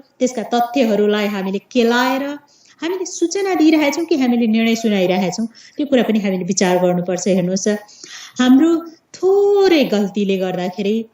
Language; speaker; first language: Nepali; non-native, local second language; Awadhi